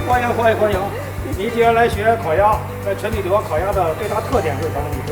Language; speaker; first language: Chinese; native; Chinese